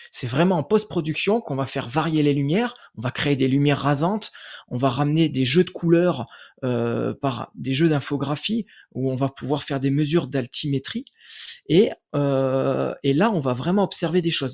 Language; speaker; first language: French; native; French